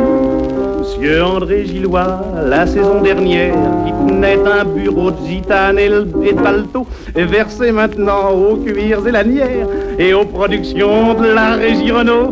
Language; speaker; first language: French; native; French